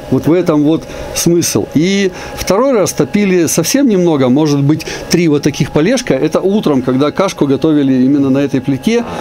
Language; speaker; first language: Russian; native; Russian